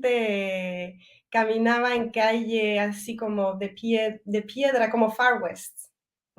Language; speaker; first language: Spanish; early bilingual, heritage; French